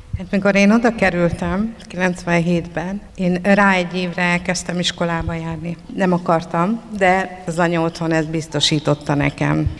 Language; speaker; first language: Hungarian; native; Hungarian